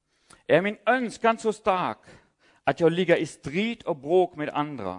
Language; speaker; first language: Swedish; non-native, fluent; German